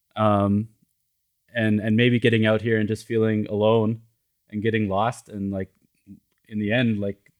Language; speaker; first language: English; native; English